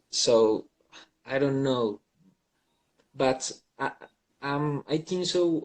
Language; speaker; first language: English; non-native, learner; Spanish